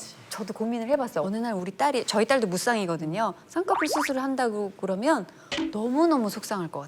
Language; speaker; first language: Korean; native; Korean